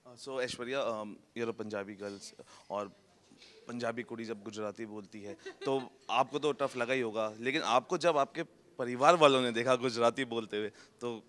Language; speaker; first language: Hindi; native; Hindi